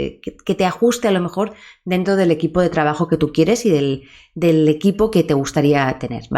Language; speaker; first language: Spanish; native; Spanish